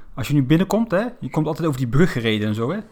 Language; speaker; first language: Dutch; native; Dutch